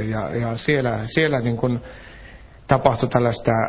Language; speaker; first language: Finnish; native; Finnish